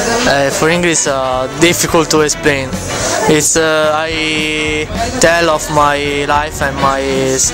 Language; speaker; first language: English; non-native, learner; Italian